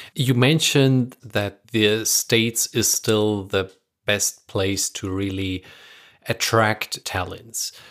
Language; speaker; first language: English; non-native, fluent; Persian